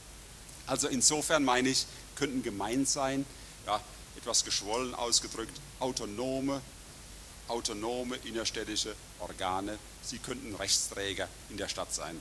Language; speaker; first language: German; native; German